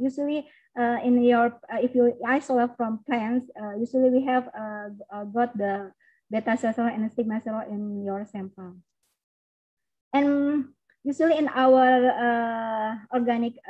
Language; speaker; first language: English; non-native, learner; Indonesian